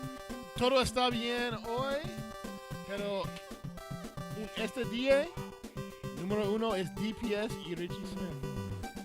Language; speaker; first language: Spanish; non-native, learner; English